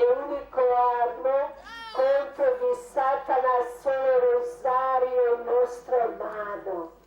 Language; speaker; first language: Italian; non-native, learner; Croatian